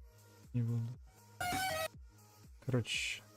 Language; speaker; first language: Russian; non-native, learner; Kara-Kalpak